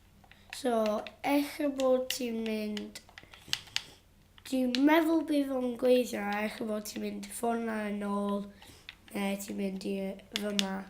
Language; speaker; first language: Welsh; non-native, local second language; English